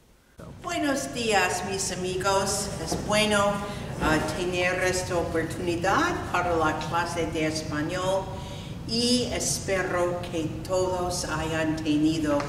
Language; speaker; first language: Spanish; non-native, fluent; English